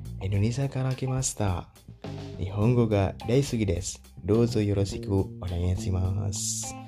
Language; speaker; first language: Japanese; non-native, learner; Indonesian